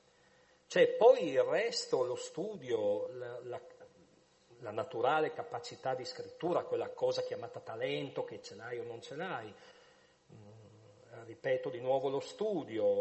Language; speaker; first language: Italian; native; Italian